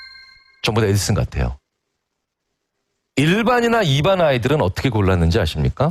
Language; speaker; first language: Korean; native; Korean